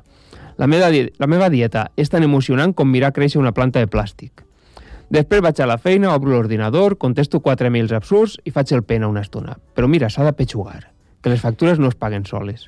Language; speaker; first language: Catalan; native; Catalan